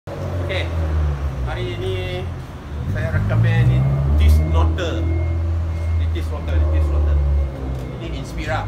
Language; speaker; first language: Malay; non-native, local second language; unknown